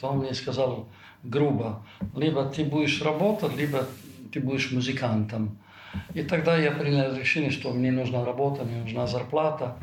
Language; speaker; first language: Russian; non-native, fluent; Italian